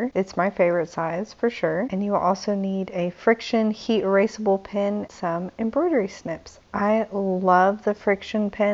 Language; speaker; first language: English; native; English